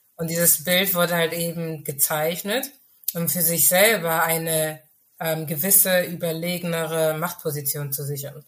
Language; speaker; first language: German; early bilingual, other home language; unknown